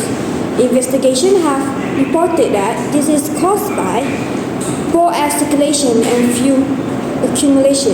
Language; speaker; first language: English; non-native, learner; Malay